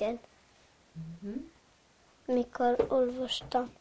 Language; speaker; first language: Hungarian; early bilingual, heritage; Hungarian